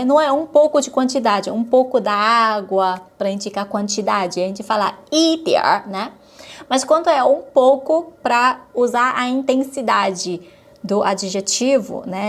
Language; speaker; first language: Portuguese; non-native, fluent; Chinese